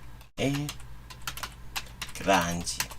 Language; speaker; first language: Portuguese; non-native, learner; English